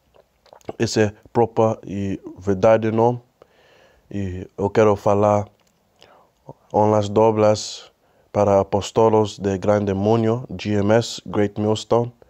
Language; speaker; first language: Portuguese; non-native, learner; Spanish